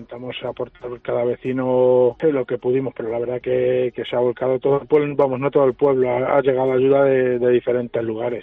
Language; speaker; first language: Spanish; native; Spanish